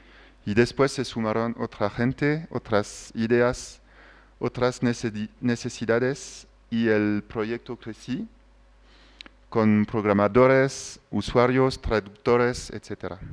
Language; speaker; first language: Spanish; non-native, fluent; French